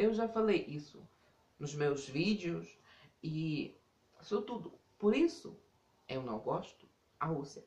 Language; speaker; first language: Portuguese; non-native, fluent; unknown